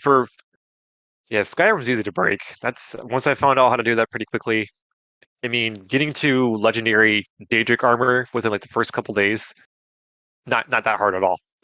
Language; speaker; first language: English; native; English